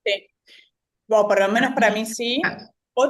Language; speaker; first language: Spanish; native; Spanish